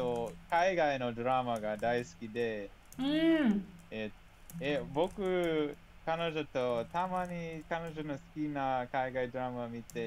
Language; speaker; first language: Japanese; non-native, learner; English